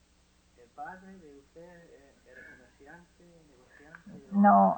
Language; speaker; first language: Spanish; non-native, fluent; English